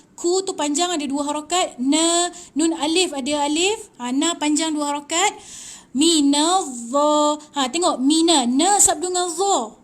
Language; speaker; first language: Malay; native; Malay